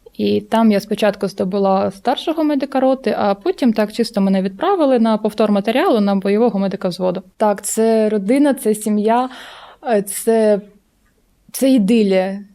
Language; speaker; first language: Ukrainian; non-native, local second language; Russian